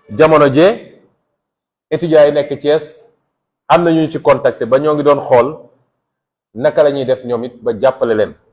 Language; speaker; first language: Wolof; non-native, local second language; Jola-Fonyi